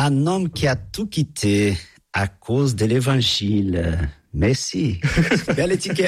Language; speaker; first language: French; non-native, fluent; Portuguese